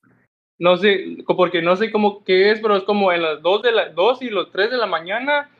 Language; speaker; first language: Spanish; non-native, learner; English